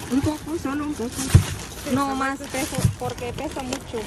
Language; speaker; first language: Spanish; non-native, learner; Filipino